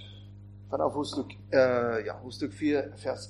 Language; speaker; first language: Dutch; non-native, fluent; German